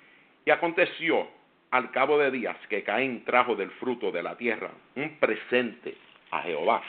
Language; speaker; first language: Spanish; native; Spanish